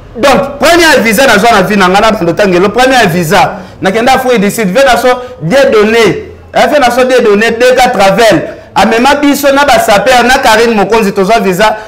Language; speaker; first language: Lingala; native; Lingala